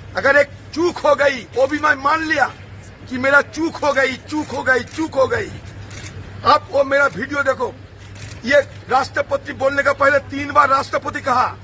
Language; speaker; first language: Hindi; non-native, local second language; Bangla